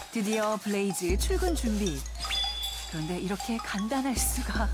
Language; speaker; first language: Korean; native; Korean